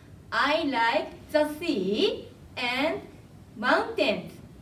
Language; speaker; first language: English; non-native, fluent; Japanese